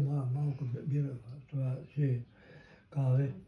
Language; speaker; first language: Bulgarian; non-native, local second language; Turkish